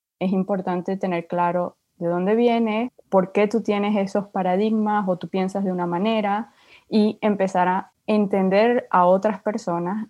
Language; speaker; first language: Spanish; native; Spanish